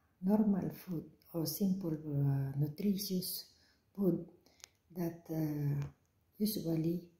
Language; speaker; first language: English; non-native, local second language; Filipino